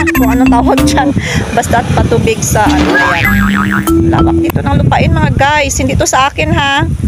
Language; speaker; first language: Filipino; non-native, local second language; Hiligaynon